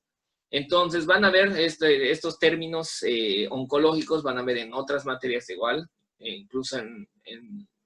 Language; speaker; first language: Spanish; native; Spanish